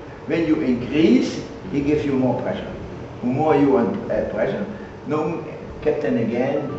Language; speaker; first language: English; non-native, learner; Dutch